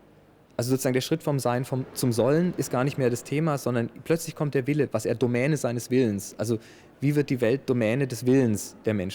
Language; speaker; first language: German; native; German